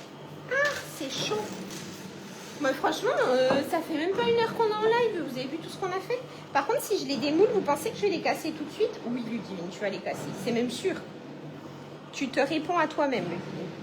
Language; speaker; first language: French; native; French